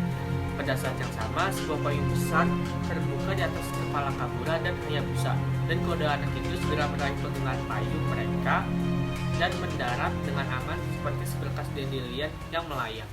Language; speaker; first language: Indonesian; native; Indonesian